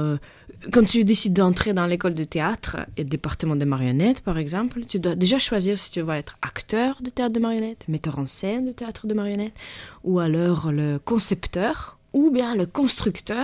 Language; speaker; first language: French; non-native, fluent; Russian